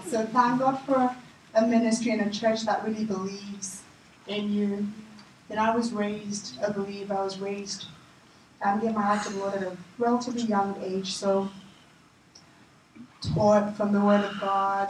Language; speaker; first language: English; native; English